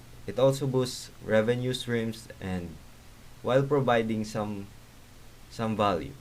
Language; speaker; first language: English; non-native, local second language; Filipino